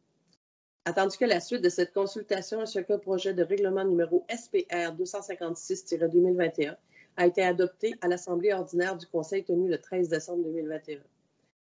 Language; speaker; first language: French; native; French